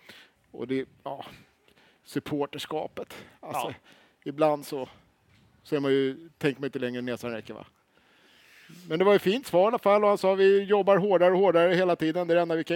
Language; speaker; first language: Swedish; native; Swedish